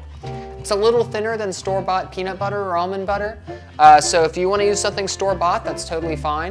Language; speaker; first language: English; native; English